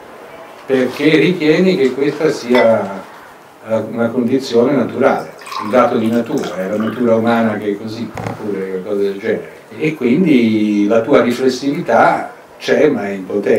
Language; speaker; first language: Italian; native; Italian